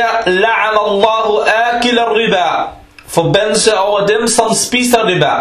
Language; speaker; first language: Danish; early bilingual, other home language; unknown